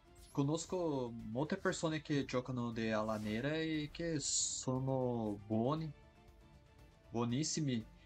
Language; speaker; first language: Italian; non-native, learner; Portuguese